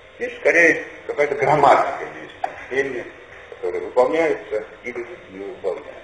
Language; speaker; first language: Russian; non-native, local second language; Georgian